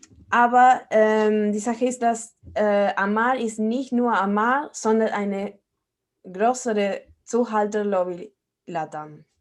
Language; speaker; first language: German; non-native, fluent; Spanish